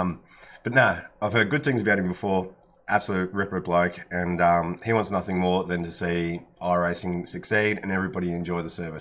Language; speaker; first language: English; native; English